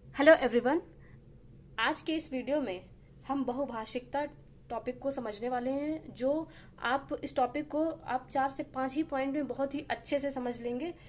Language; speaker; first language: Hindi; native; Hindi